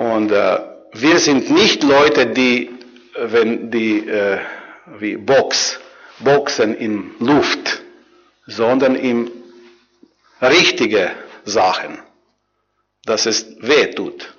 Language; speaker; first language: German; non-native, learner; Croatian